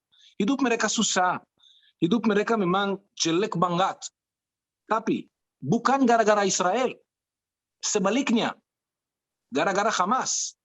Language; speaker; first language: Indonesian; non-native, fluent; Hebrew